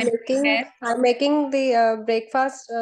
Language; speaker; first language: English; non-native, learner; Hindi